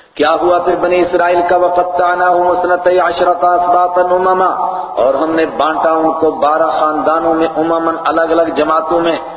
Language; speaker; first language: Urdu; non-native, local second language; Kashmiri